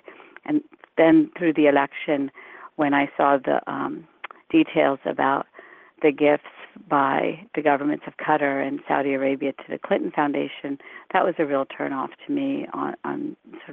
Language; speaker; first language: English; early bilingual, other home language; Urdu